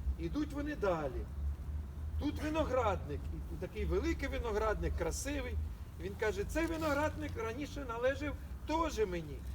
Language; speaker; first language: Ukrainian; non-native, local second language; Russian